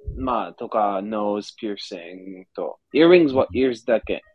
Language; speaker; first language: Japanese; native; Japanese